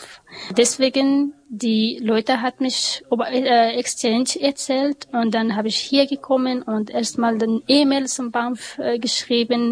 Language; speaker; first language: German; non-native, learner; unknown